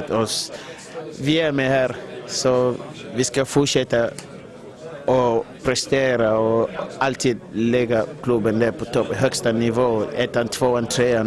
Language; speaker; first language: Swedish; non-native, fluent; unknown